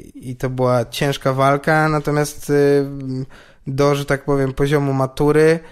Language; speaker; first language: Polish; native; Polish